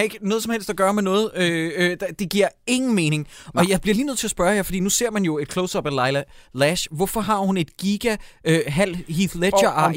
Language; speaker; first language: Danish; native; Danish